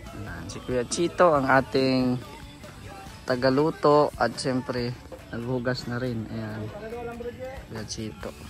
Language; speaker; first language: Filipino; non-native, local second language; Cebuano